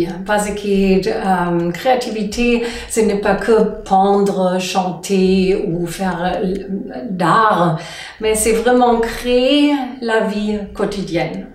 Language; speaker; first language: French; non-native, learner; German